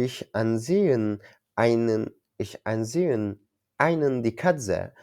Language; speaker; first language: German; non-native, learner; Turkish